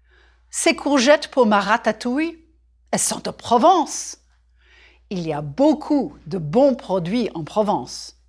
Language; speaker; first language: French; non-native, fluent; English